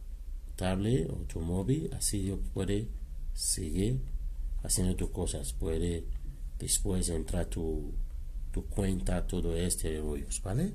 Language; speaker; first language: Spanish; non-native, learner; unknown